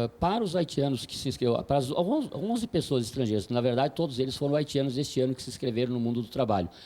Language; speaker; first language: Portuguese; native; Portuguese